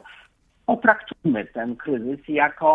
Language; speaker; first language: Polish; native; Polish